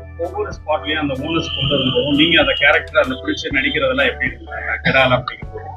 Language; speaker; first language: Tamil; native; Tamil